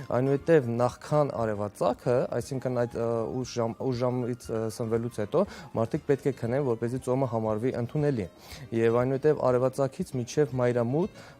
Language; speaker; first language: Armenian; non-native, local second language; Kurdish